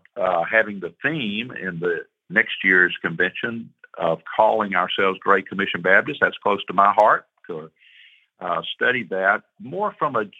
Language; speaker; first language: English; native; English